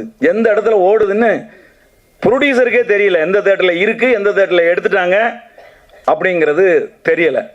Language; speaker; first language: Tamil; native; Tamil